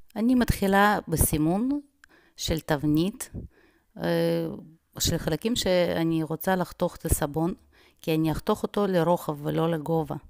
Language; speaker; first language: Hebrew; non-native, fluent; Russian